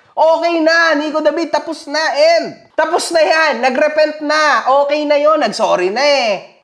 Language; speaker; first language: Filipino; native; Filipino